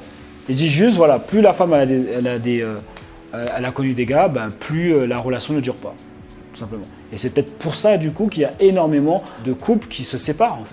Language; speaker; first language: French; native; French